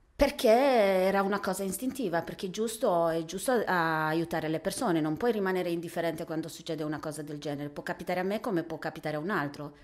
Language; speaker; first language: Italian; non-native, fluent; Romanian